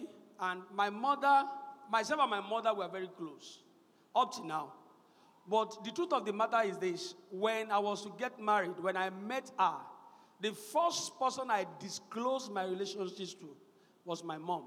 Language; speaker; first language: English; non-native, local second language; Yoruba